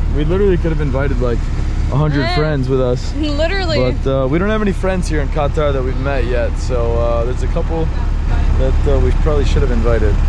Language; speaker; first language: English; native; English